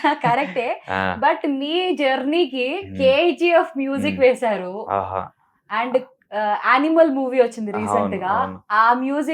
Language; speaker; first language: Telugu; native; Telugu